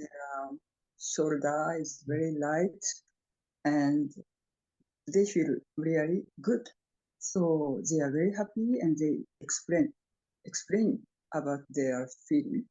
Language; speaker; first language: English; non-native, fluent; Japanese